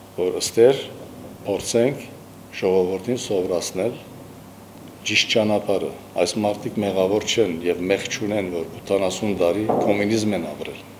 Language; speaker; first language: Armenian; early bilingual, heritage; Armenian